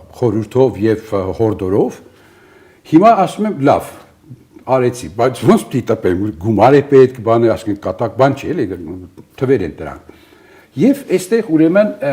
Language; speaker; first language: Armenian; early bilingual, other home language; Italian